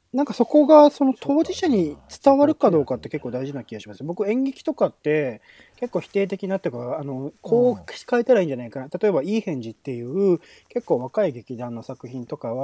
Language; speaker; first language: Japanese; native; Japanese